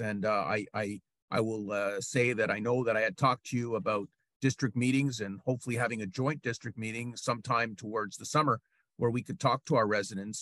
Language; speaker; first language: English; native; English